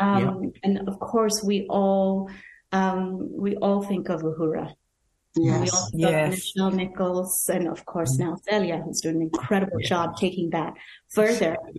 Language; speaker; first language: English; non-native, local second language; Yoruba